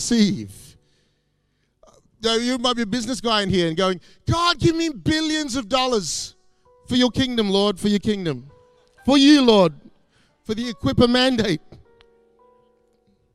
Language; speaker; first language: English; native; English